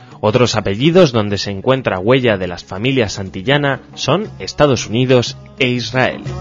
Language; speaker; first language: Spanish; native; Spanish